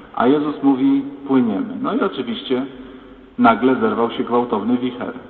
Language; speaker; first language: Polish; native; Polish